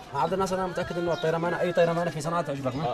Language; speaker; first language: Arabic; native; Arabic